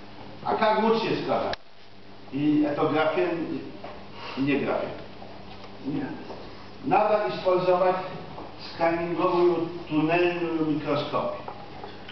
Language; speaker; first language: Russian; non-native, fluent; Polish